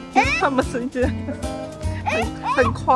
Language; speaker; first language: Chinese; non-native, fluent; Cantonese